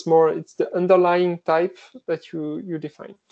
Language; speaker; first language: English; non-native, fluent; French